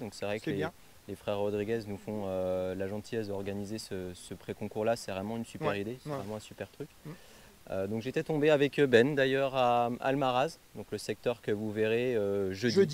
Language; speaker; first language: French; native; French